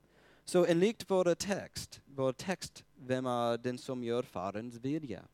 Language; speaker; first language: Swedish; non-native, fluent; English